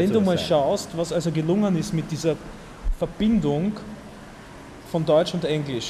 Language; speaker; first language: German; native; German